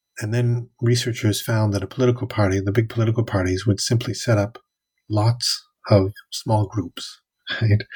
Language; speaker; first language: English; native; English